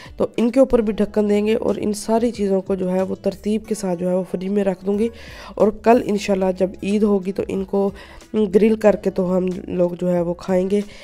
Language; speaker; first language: Urdu; non-native, local second language; Punjabi